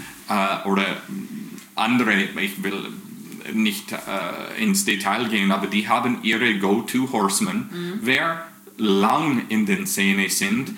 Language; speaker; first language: German; non-native, fluent; English